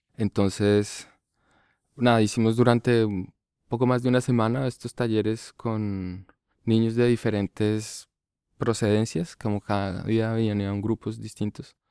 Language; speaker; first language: Spanish; native; Spanish